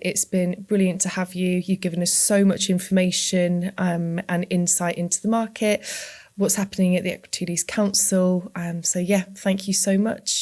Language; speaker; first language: English; native; English